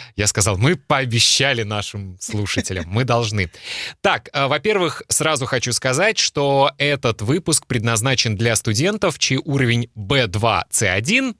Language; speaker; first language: Russian; native; Russian